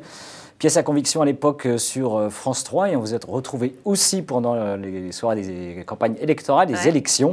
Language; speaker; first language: French; native; French